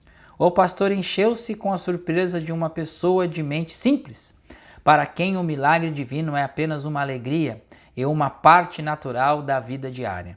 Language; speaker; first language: Portuguese; native; Portuguese